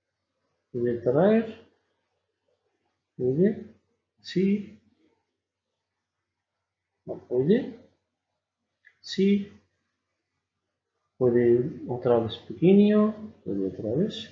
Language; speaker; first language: Spanish; non-native, learner; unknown